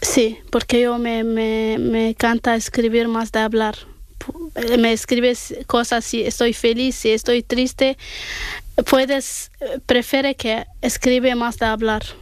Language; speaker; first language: Spanish; non-native, learner; Arabic